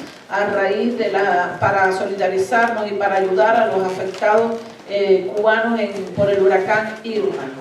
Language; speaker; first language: Spanish; non-native, fluent; Russian